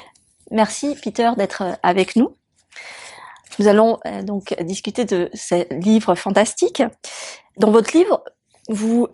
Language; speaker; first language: French; native; French